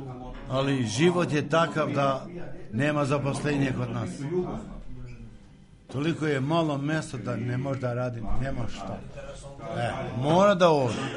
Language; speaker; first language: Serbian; non-native, local second language; Albanian